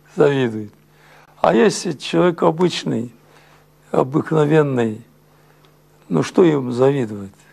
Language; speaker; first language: Russian; non-native, local second language; Azerbaijani